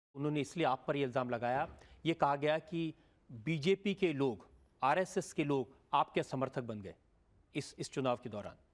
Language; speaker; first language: Hindi; native; Hindi